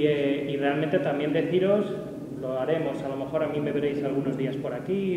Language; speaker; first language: Spanish; native; Spanish